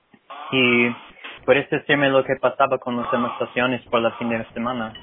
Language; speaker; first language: Spanish; non-native, fluent; English